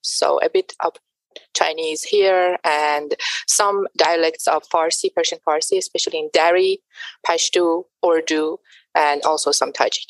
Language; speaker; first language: English; non-native, fluent; Persian